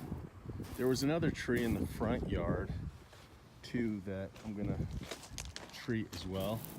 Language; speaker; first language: English; native; English